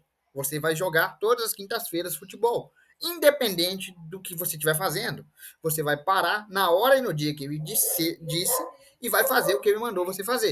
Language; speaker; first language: Portuguese; native; Portuguese